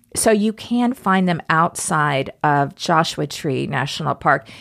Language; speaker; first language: English; native; English